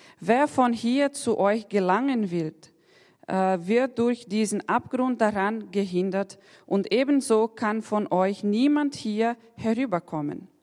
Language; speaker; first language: German; non-native, fluent; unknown